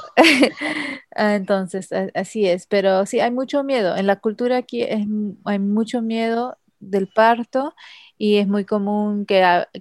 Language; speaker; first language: Spanish; early bilingual, heritage; Spanish